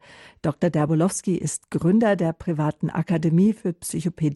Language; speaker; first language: German; native; German